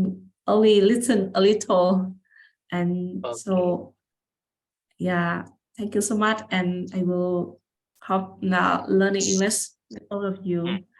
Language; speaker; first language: English; non-native, learner; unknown